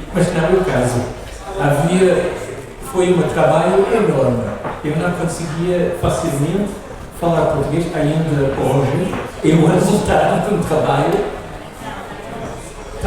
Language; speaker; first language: Portuguese; non-native, learner; English